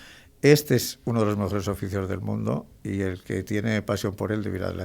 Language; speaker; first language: Spanish; native; Spanish